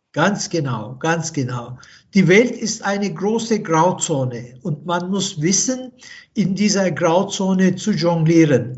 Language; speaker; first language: German; non-native, fluent; Turkish